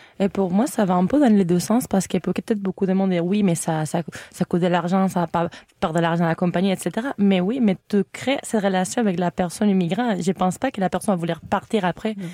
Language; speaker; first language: French; non-native, fluent; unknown